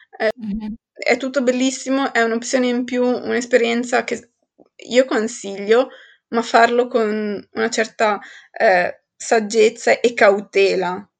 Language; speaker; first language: Italian; early bilingual, other home language; Arabic